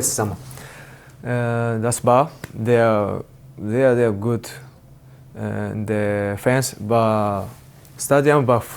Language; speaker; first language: German; non-native, learner; Japanese